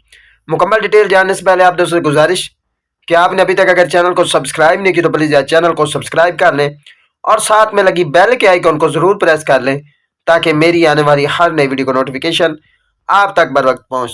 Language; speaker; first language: Urdu; native; Urdu